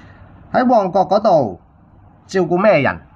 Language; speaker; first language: Cantonese; native; Cantonese